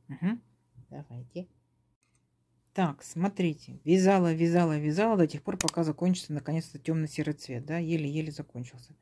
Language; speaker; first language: Russian; native; Russian